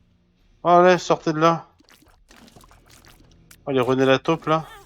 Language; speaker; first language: French; native; French